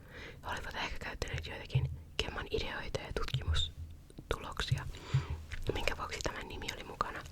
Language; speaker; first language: Finnish; native; Finnish